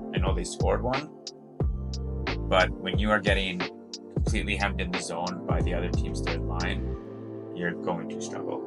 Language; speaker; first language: English; native; English